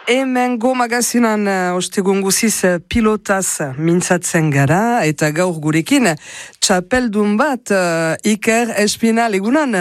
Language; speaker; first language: Basque; native; Basque